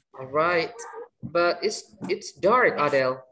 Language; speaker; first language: English; non-native, fluent; Indonesian